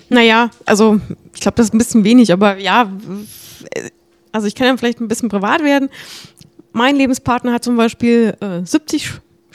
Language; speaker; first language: German; native; German